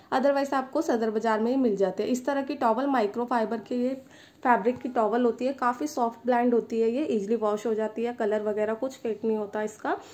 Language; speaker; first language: Hindi; native; Hindi